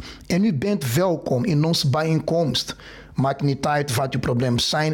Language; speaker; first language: Dutch; non-native, fluent; Portuguese